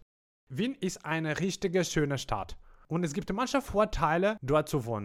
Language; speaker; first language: German; non-native, fluent; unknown